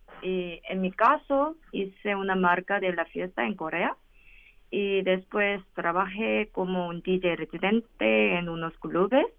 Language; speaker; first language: Spanish; non-native, learner; Korean